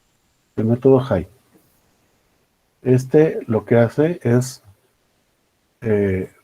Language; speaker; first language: Spanish; native; Spanish